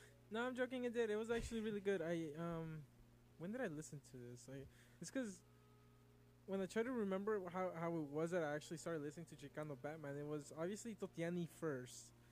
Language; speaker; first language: English; early bilingual, other home language; Spanish